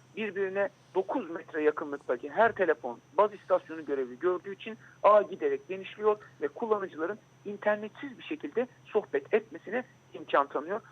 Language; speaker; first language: Turkish; native; Turkish